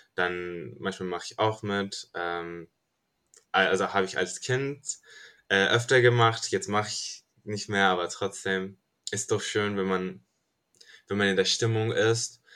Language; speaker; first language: German; non-native, fluent; Turkish